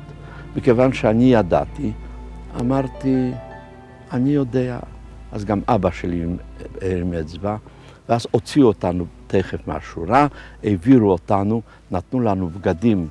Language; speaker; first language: Hebrew; non-native, fluent; Polish